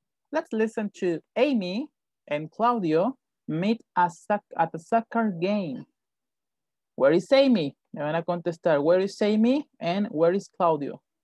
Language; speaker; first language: English; non-native, fluent; Spanish